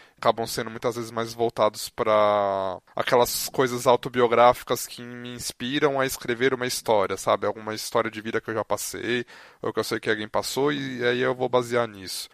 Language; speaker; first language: Portuguese; native; Portuguese